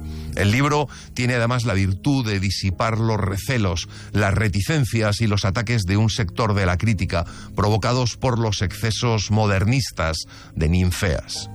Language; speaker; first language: Spanish; native; Spanish